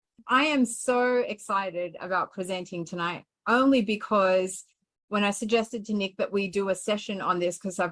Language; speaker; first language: English; native; English